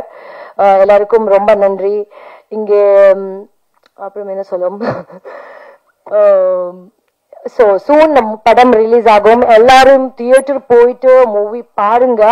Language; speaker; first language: Tamil; non-native, learner; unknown